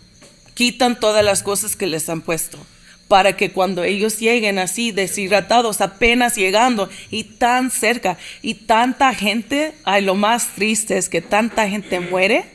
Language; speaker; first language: Spanish; early bilingual, heritage; Spanish